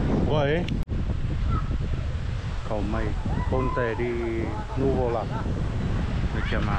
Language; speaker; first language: Italian; non-native, learner; Vietnamese